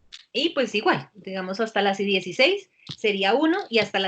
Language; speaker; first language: Spanish; native; Spanish